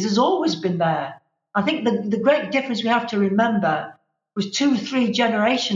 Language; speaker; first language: English; native; English